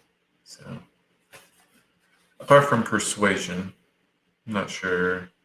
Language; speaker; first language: English; native; English